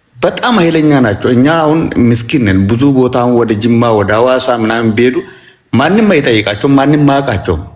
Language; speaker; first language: Amharic; native; Amharic